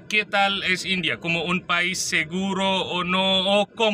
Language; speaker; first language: Spanish; non-native, learner; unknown